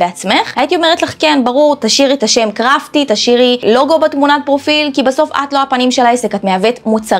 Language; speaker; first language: Hebrew; native; Hebrew